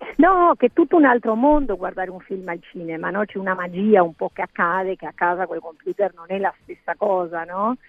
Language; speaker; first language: Italian; non-native, fluent; Spanish